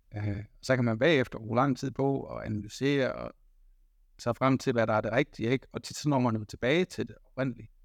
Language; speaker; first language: Danish; native; Danish